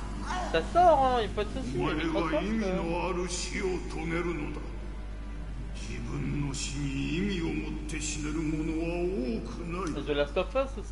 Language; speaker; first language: French; native; French